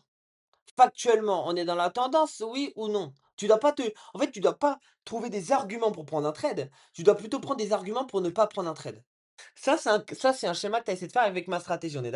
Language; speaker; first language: French; native; French